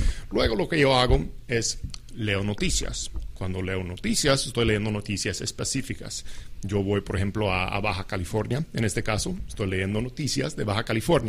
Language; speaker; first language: Spanish; non-native, fluent; English